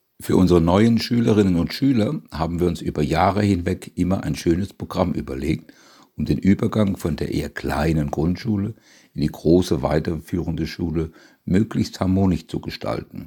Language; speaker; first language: German; native; German